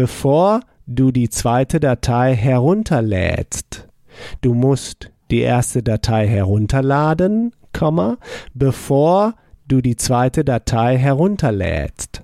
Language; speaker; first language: German; non-native, fluent; English